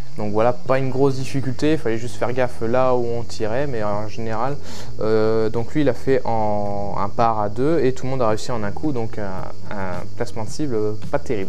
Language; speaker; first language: French; native; French